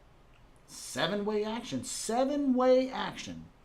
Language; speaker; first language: English; native; English